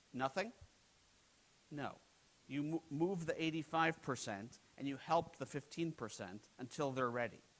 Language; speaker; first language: English; native; English